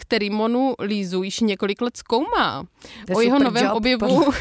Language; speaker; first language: Czech; native; Czech